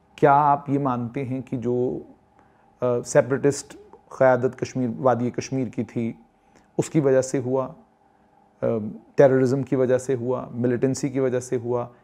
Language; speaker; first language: Hindi; non-native, local second language; Kashmiri